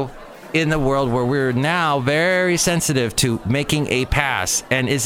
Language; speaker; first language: English; native; English